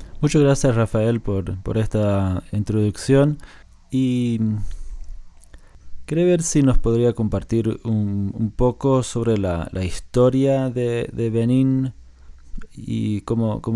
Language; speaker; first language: Spanish; non-native, fluent; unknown